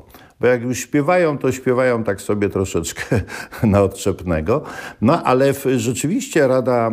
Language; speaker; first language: Polish; native; Polish